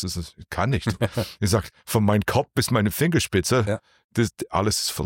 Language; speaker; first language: German; non-native, learner; English